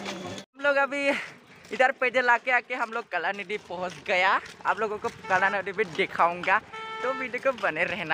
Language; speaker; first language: Hindi; non-native, local second language; Bodo